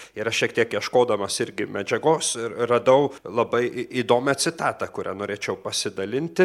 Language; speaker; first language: Lithuanian; native; Lithuanian